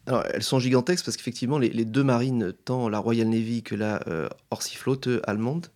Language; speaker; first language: French; native; French